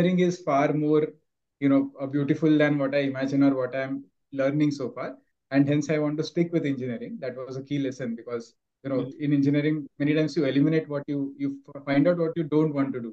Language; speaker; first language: English; non-native, local second language; Marathi